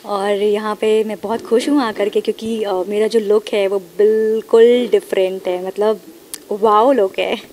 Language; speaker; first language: Hindi; native; Hindi